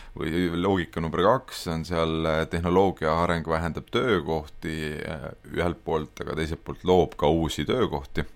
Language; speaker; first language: Estonian; native; Estonian